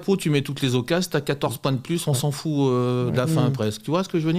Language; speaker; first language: French; native; French